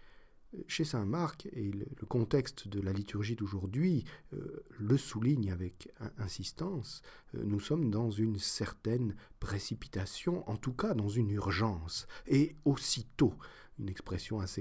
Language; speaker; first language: French; native; French